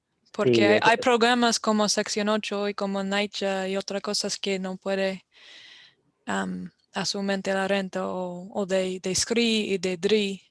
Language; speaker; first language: Spanish; non-native, fluent; English